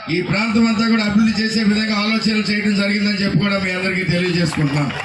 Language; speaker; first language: Telugu; native; Telugu